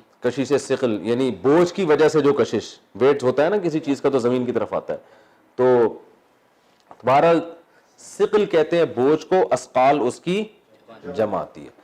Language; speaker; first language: Urdu; native; Urdu